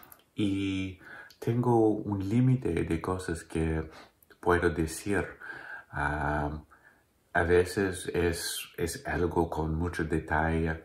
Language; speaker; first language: Spanish; non-native, learner; English